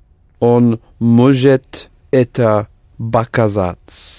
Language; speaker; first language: Russian; non-native, learner; English